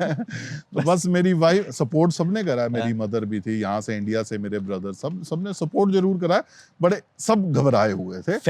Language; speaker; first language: Hindi; native; Hindi